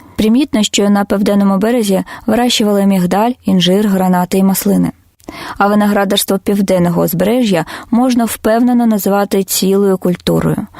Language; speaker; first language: Ukrainian; non-native, local second language; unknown